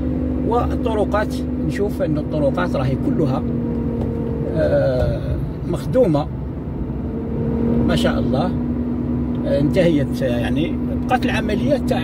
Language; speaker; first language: Arabic; native; Arabic